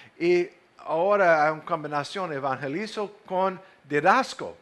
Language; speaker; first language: Spanish; non-native, fluent; English